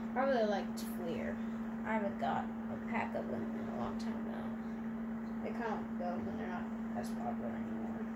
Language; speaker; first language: English; native; English